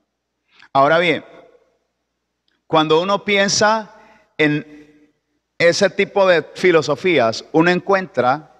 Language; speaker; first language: Spanish; native; Spanish